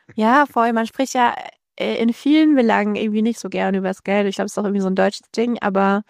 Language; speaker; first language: German; native; German